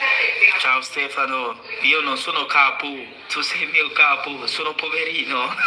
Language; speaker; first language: Italian; non-native, learner; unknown